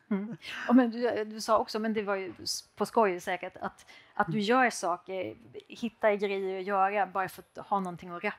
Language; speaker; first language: Swedish; native; Swedish